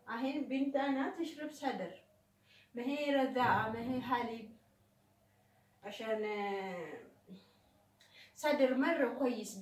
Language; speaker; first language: Arabic; non-native, learner; Oromo